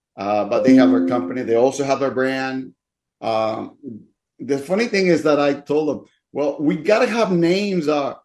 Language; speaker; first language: English; non-native, fluent; Spanish